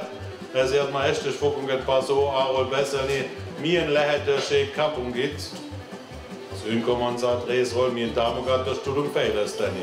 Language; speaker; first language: Hungarian; non-native, learner; German